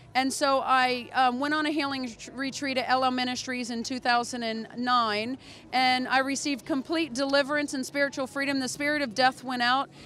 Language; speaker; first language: English; native; English